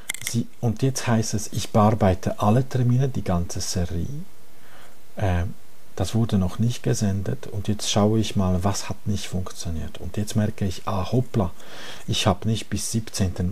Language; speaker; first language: German; non-native, fluent; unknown